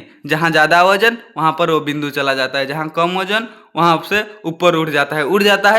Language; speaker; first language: Hindi; native; Hindi